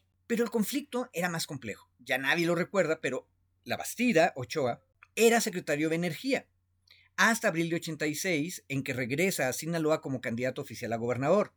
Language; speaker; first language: Spanish; native; Spanish